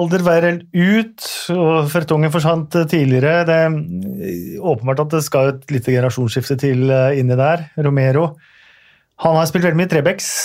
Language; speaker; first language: Norwegian; native; Norwegian